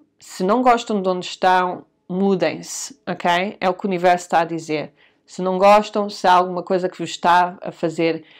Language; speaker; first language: Portuguese; early bilingual, heritage; Portuguese